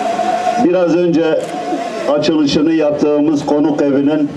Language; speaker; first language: Turkish; native; Turkish